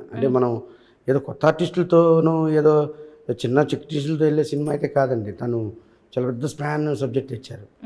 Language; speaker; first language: Telugu; native; Telugu